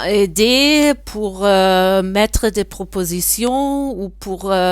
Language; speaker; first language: French; non-native, learner; German